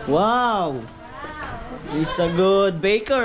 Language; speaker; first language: English; non-native, local second language; Filipino